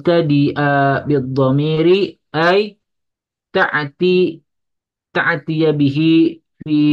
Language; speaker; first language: Arabic; non-native, learner; Indonesian